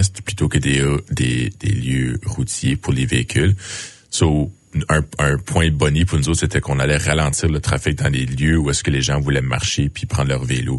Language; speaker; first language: French; native; French